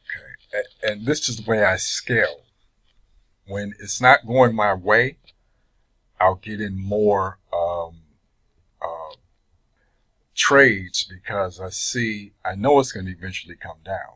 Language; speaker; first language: English; native; English